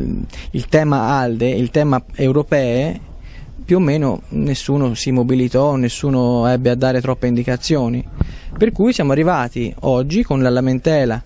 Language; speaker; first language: Italian; native; Italian